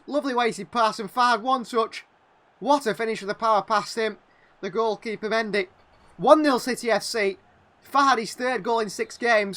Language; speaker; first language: English; native; English